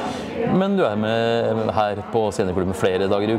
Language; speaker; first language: Norwegian; native; Norwegian